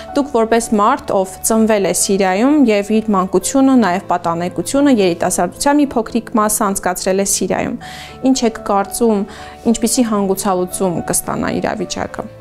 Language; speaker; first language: Armenian; native; Armenian